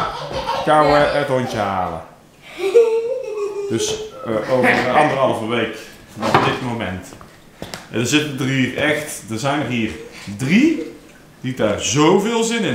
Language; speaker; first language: Dutch; native; Dutch